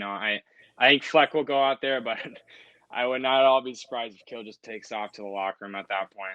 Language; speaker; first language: English; native; English